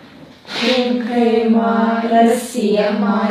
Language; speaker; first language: Thai; non-native, learner; Russian